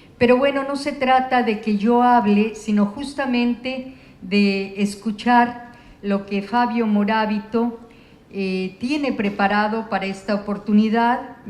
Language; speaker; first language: Spanish; native; Spanish